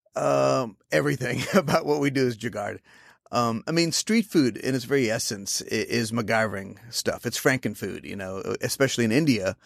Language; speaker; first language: English; non-native, local second language; Hindi